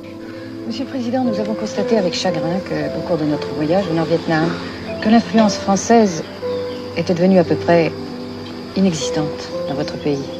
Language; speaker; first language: French; native; French